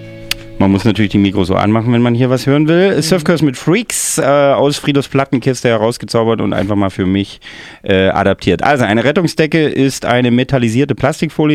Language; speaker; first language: German; native; German